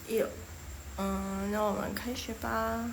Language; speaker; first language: Chinese; non-native, fluent; Indonesian